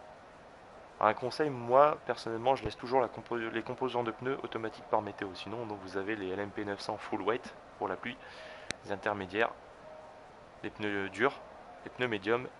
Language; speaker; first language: French; native; French